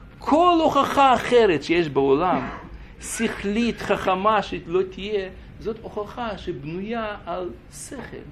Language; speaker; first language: Hebrew; non-native, fluent; Russian